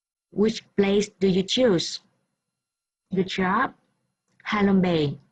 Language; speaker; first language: English; non-native, fluent; Vietnamese